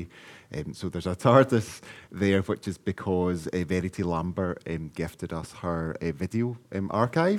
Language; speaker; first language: English; native; English